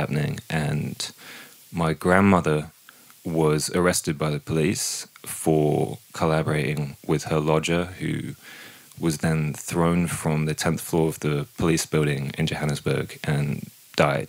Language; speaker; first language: English; native; English